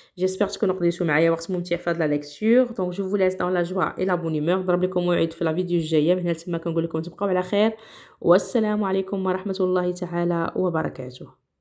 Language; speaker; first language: French; non-native, local second language; Arabic